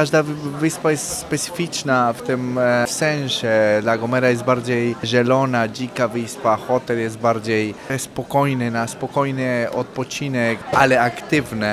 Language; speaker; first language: Polish; non-native, fluent; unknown